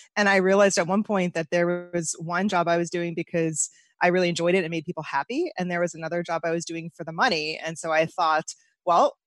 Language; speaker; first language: English; native; English